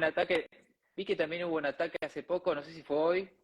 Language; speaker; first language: Spanish; native; Spanish